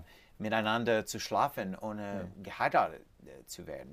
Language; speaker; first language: German; non-native, learner; English